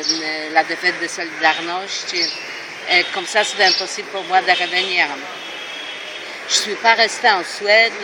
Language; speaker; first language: French; non-native, fluent; Polish